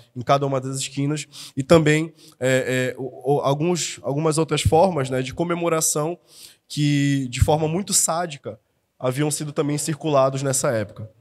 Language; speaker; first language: Portuguese; native; Portuguese